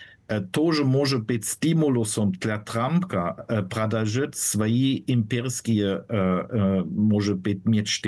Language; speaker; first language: Russian; non-native, fluent; German